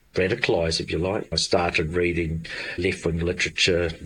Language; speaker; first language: English; native; English